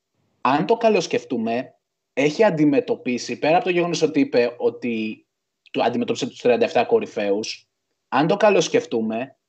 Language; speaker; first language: Greek; native; Greek